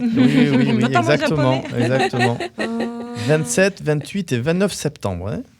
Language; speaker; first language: French; native; French